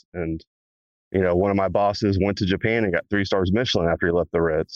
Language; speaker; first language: English; native; English